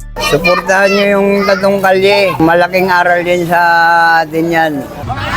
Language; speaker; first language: Filipino; non-native, local second language; Waray